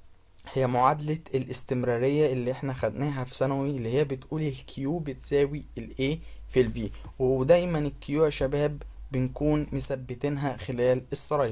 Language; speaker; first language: Arabic; native; Arabic